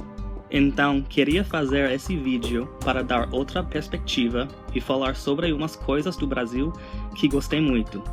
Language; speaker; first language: Portuguese; non-native, fluent; English